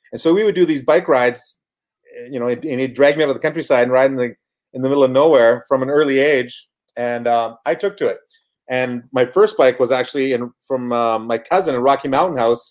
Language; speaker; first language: English; native; English